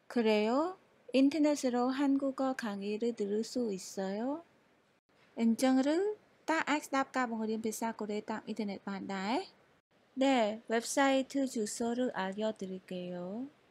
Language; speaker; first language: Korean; non-native, fluent; Khmer